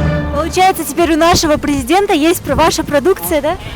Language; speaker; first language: Russian; native; Russian